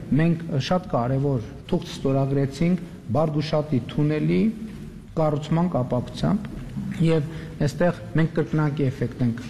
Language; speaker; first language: Armenian; native; Armenian